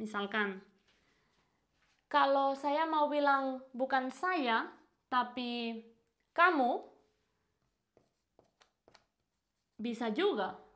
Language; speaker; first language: Indonesian; non-native, fluent; Spanish